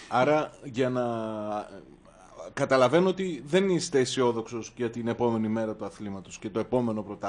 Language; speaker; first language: Greek; native; Greek